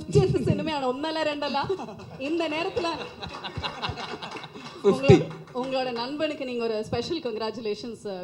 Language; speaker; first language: Tamil; native; Tamil